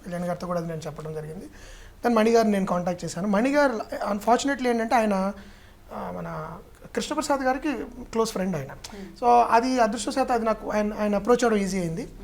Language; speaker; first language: Telugu; native; Telugu